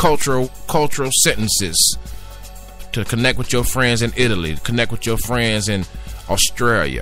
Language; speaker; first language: English; native; English